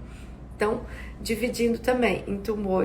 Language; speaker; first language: Portuguese; native; Portuguese